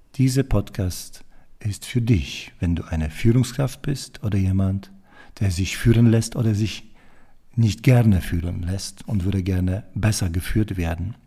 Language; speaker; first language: German; non-native, fluent; Polish